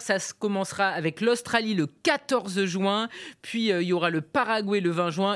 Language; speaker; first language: French; native; French